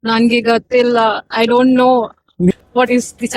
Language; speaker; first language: Kannada; non-native, local second language; Urdu